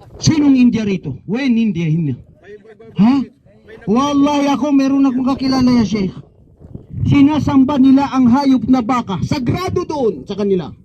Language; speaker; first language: Filipino; non-native, local second language; Cebuano